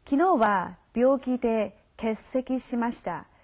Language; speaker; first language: Japanese; non-native, fluent; Chinese